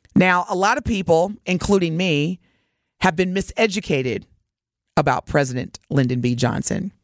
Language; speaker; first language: English; native; English